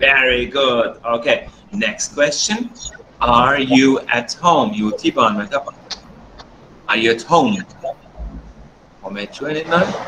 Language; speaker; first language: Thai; non-native, learner; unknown